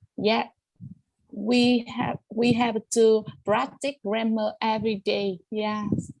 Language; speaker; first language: English; non-native, learner; Vietnamese